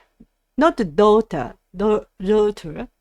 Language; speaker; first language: English; non-native, learner; Japanese